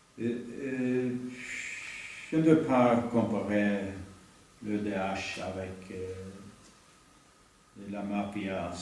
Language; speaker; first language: French; non-native, learner; Norwegian